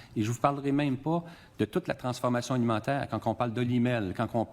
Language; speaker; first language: French; native; French